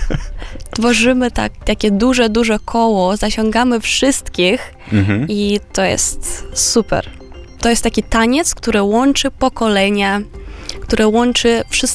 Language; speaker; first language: Polish; non-native, fluent; Romanian